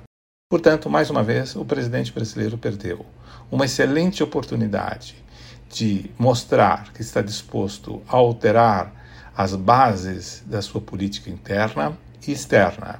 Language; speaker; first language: Portuguese; native; Portuguese